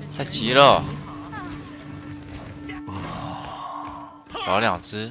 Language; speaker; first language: Chinese; native; Chinese